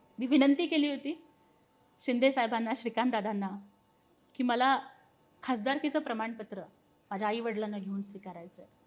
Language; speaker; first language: Marathi; non-native, local second language; Telugu